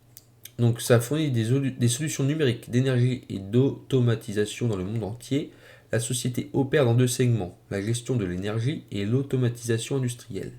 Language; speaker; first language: French; native; French